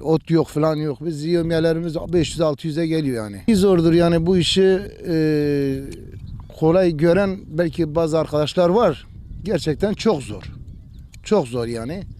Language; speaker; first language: Turkish; non-native, local second language; Kurdish